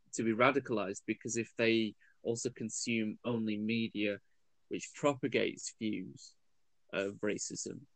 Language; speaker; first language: English; native; English